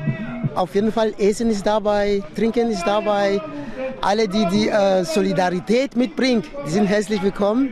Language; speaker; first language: German; non-native, fluent; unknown